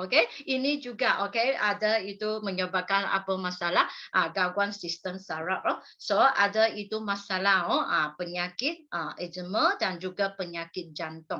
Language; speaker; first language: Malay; non-native, local second language; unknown